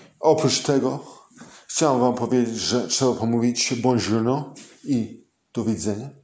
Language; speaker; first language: Polish; early bilingual, heritage; English